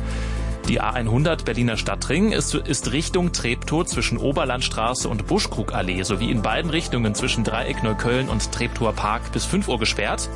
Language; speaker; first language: German; native; German